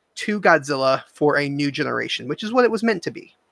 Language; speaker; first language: English; native; English